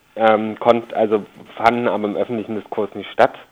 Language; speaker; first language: German; native; German